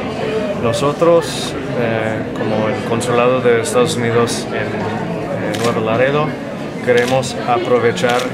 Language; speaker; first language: Spanish; non-native, fluent; English